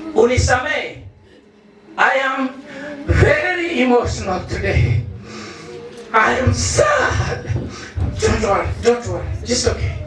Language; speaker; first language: English; non-native, local second language; Swahili